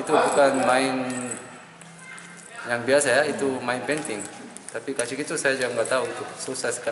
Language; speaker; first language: Indonesian; non-native, learner; Korean